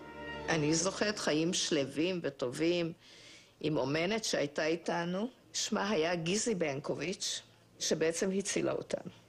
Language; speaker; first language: Hebrew; non-native, fluent; Hungarian